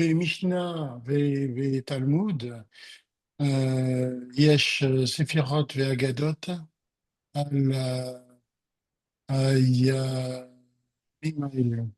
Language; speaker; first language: Hebrew; non-native, learner; French